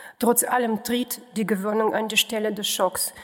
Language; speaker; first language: German; non-native, fluent; Russian